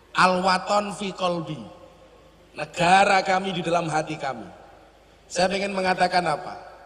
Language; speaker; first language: Indonesian; non-native, local second language; Javanese